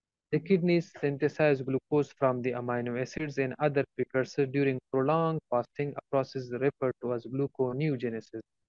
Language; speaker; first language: English; non-native, fluent; Persian